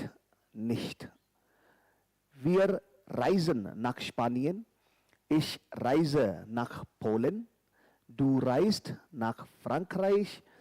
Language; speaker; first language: German; non-native, fluent; Hindi